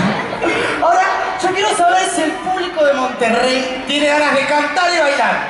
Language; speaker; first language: Spanish; native; Spanish